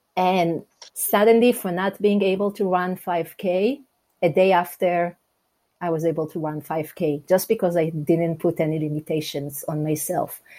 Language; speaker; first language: English; non-native, fluent; Hebrew